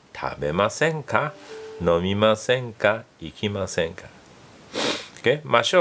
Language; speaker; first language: Japanese; non-native, fluent; English